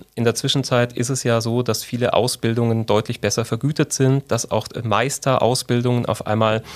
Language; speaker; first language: German; native; German